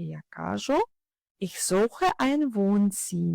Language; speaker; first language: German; non-native, fluent; Ukrainian